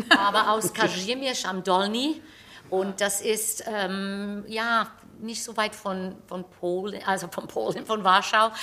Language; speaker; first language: German; non-native, fluent; English